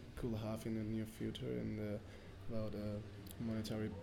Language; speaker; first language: English; non-native, fluent; Spanish